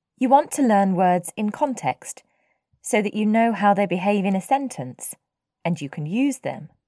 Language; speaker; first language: English; native; English